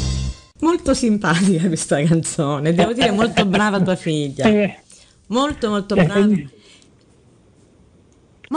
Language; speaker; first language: Italian; native; Italian